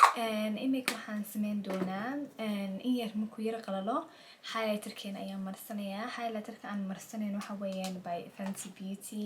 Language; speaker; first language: Somali; early bilingual, heritage; Somali